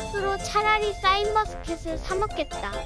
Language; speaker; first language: Korean; native; Korean